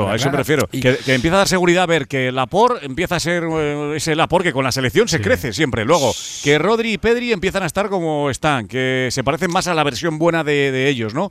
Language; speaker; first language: Spanish; native; Spanish